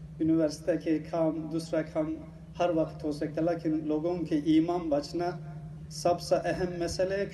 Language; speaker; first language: Urdu; non-native, learner; Turkish